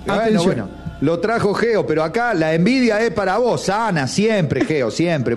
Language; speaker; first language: Spanish; native; Spanish